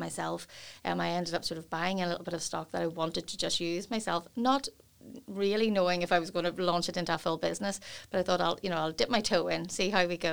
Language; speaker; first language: English; native; English